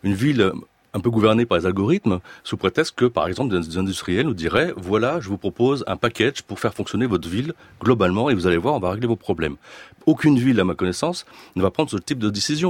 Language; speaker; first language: French; native; French